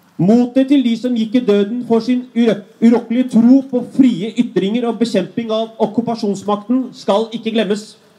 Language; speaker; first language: Norwegian; early bilingual, other home language; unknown